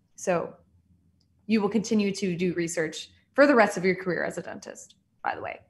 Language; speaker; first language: English; native; English